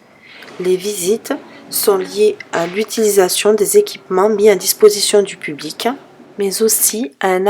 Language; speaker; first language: French; native; French